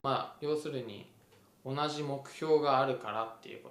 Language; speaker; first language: Japanese; native; Japanese